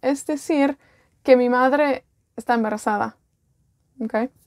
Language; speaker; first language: Spanish; non-native, fluent; Welsh